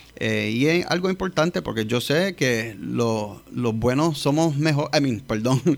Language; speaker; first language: Spanish; early bilingual, heritage; English